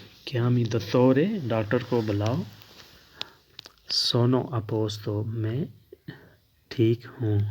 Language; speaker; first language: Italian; non-native, learner; Urdu